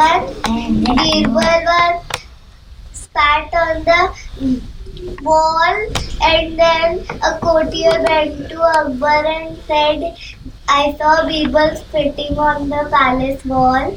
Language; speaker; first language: English; non-native, learner; Hindi